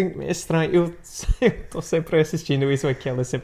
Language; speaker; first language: Portuguese; non-native, fluent; English